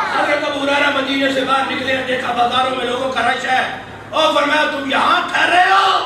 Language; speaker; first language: Urdu; non-native, local second language; Punjabi